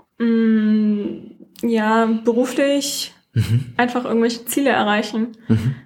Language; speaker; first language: German; native; German